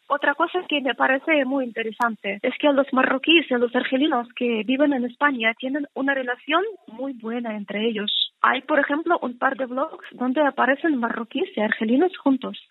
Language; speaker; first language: Spanish; non-native, fluent; Russian